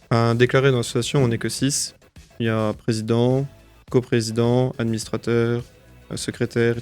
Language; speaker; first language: French; native; French